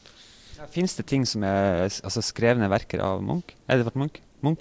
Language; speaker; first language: Norwegian; native; Norwegian